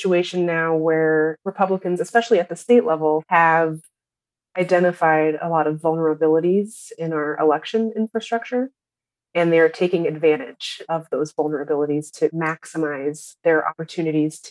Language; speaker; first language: English; native; English